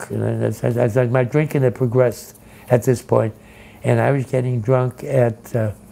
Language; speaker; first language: English; native; English